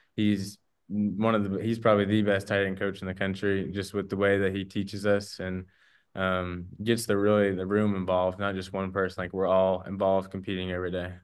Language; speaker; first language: English; native; English